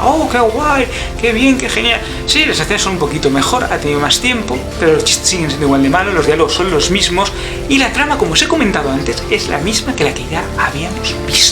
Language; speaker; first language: Spanish; native; Spanish